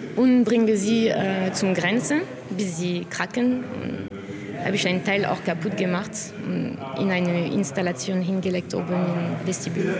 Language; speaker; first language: German; non-native, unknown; French